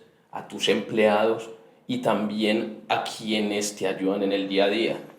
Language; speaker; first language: Spanish; native; Spanish